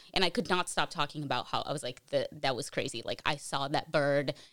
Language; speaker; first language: English; early bilingual, other home language; Portuguese